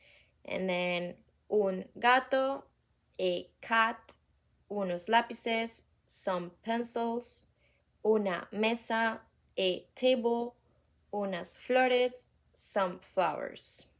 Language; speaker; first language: Spanish; non-native, fluent; English